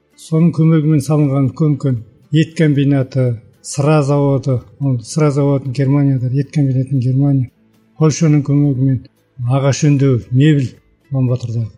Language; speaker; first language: Kazakh; early bilingual, heritage; Kazakh